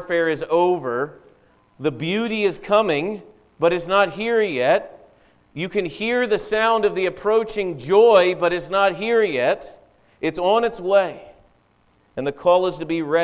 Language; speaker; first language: English; native; English